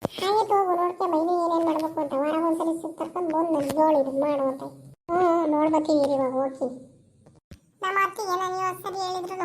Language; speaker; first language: Kannada; native; Kannada